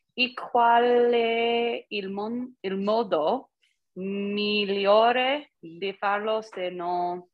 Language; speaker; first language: Italian; non-native, learner; English